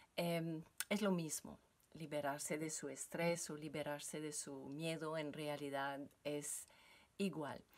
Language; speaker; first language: Spanish; non-native, fluent; French